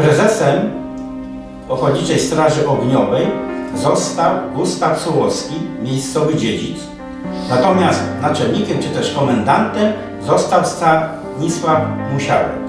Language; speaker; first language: Polish; native; Polish